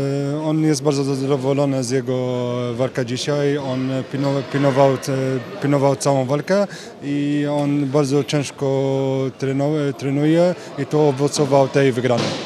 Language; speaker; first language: Polish; early bilingual, heritage; Polish